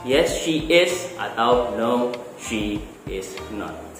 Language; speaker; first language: English; non-native, fluent; Indonesian